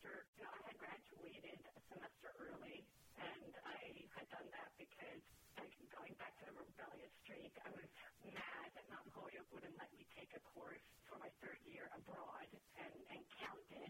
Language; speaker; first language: English; non-native, local second language; Filipino